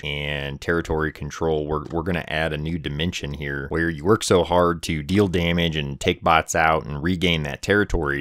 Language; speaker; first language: English; native; English